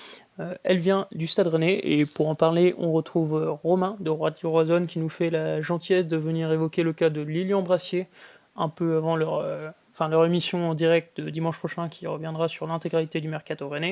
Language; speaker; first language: French; native; French